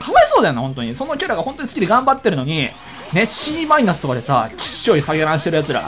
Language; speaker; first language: Japanese; native; Japanese